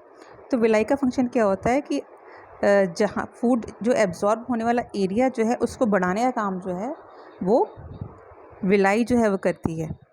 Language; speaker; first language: Hindi; native; Hindi